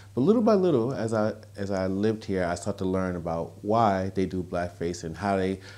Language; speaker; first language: English; native; English